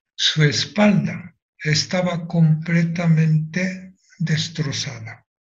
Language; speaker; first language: Spanish; non-native, fluent; Japanese